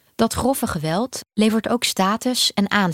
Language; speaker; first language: Dutch; native; Dutch